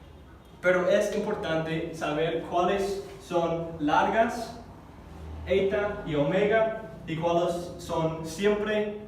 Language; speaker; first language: Spanish; non-native, fluent; English